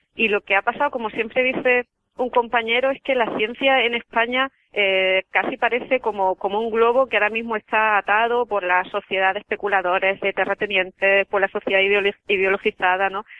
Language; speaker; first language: Spanish; native; Spanish